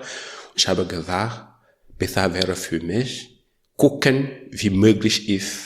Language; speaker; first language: German; non-native, learner; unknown